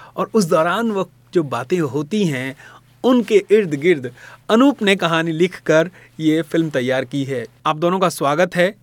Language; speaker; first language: Hindi; native; Hindi